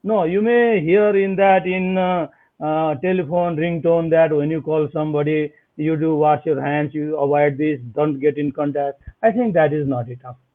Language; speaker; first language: English; non-native, local second language; Nepali